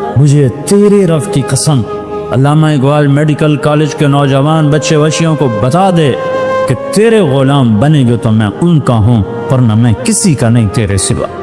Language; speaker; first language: Urdu; non-native, local second language; Punjabi